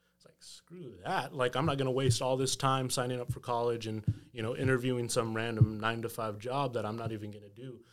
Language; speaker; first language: English; native; English